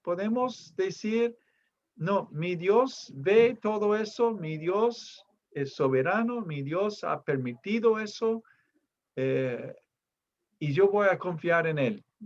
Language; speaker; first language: Spanish; non-native, fluent; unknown